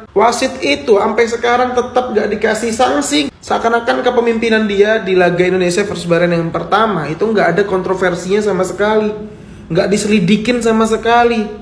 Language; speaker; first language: Indonesian; native; Indonesian